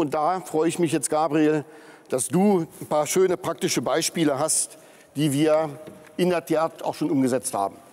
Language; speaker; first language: German; native; German